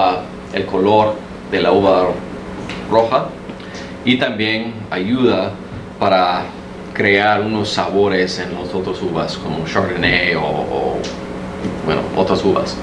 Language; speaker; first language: Spanish; early bilingual, heritage; Spanish